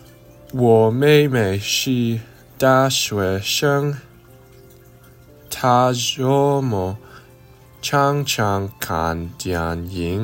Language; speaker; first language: Chinese; non-native, learner; English